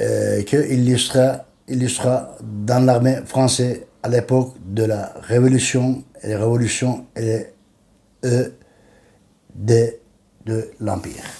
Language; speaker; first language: French; non-native, learner; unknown